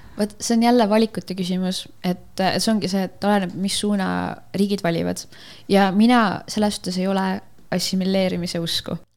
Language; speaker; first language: Estonian; native; Estonian